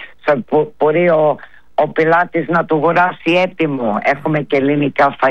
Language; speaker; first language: Greek; early bilingual, heritage; Greek